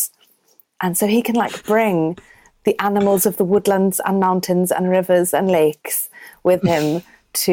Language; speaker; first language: English; native; English